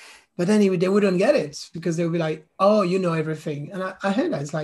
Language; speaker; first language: English; non-native, fluent; French